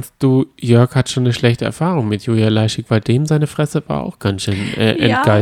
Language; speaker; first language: German; native; German